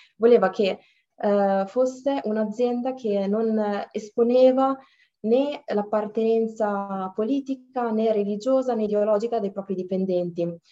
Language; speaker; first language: Italian; early bilingual, other home language; Arabic